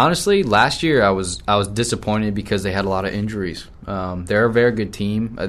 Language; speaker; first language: English; native; English